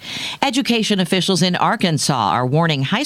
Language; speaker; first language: English; native; English